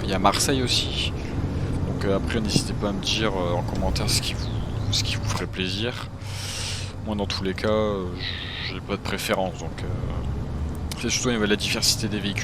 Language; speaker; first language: French; native; French